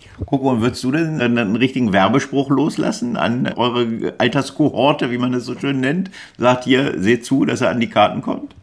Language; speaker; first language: German; native; German